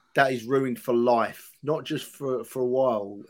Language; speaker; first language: English; native; English